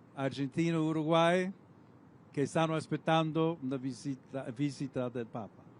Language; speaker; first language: Italian; non-native, fluent; English